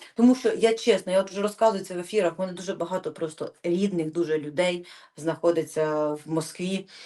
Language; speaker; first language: Ukrainian; native; Ukrainian